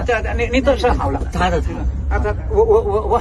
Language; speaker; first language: Chinese; non-native, learner; Indonesian